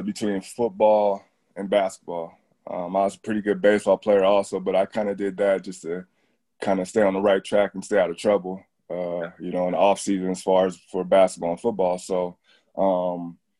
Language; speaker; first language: English; native; English